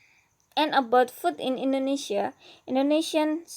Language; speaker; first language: English; non-native, learner; Indonesian